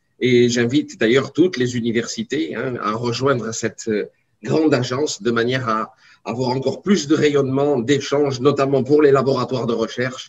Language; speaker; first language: French; native; French